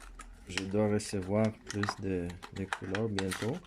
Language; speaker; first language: French; non-native, fluent; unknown